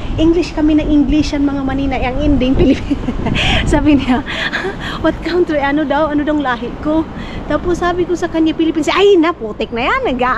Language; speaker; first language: Filipino; non-native, local second language; Cebuano